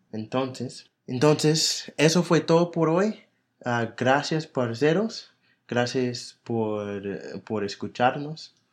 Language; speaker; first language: Spanish; non-native, fluent; English